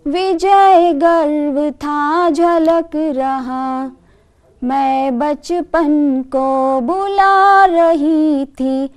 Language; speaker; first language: Hindi; non-native, local second language; Kannada